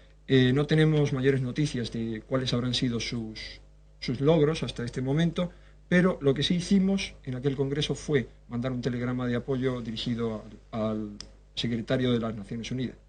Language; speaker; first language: Spanish; native; Spanish